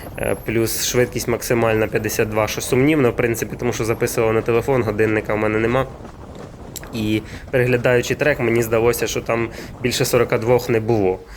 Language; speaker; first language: Ukrainian; native; Ukrainian